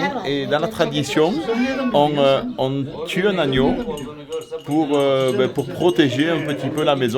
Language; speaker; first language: French; native; French